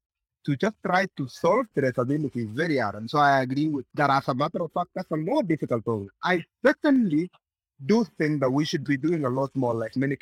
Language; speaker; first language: English; non-native, local second language; Kikuyu